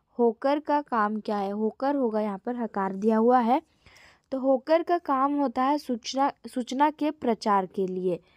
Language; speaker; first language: Hindi; native; Hindi